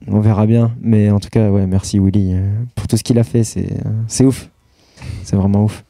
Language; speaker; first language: French; native; French